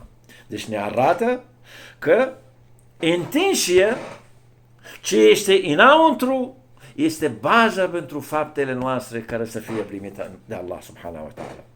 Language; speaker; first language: Romanian; non-native, fluent; Arabic